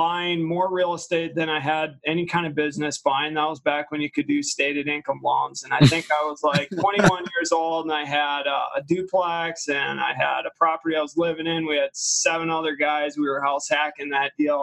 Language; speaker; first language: English; native; English